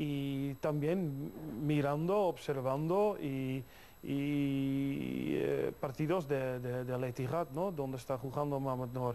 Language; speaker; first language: Spanish; non-native, fluent; Dutch